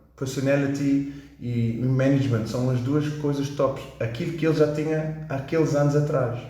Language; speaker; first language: Portuguese; early bilingual, heritage; English